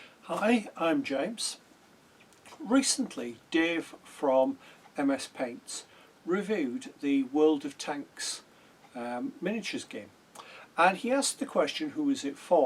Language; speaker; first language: English; native; English